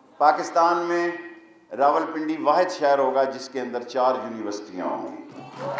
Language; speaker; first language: Urdu; non-native, local second language; Punjabi